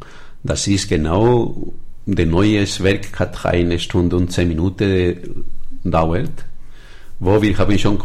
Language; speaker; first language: German; non-native, learner; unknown